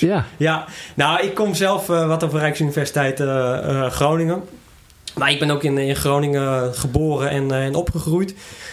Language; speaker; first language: Dutch; native; Dutch